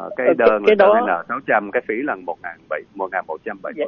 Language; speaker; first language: Vietnamese; native; Vietnamese